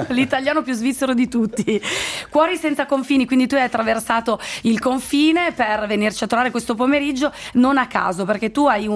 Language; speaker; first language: Italian; native; Italian